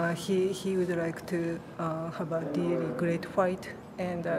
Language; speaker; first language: English; non-native, fluent; Japanese